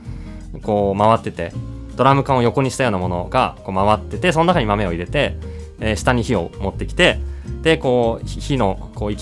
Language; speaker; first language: Japanese; native; Japanese